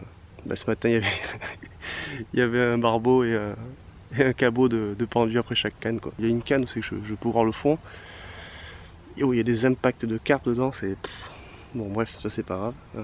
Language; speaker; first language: French; native; French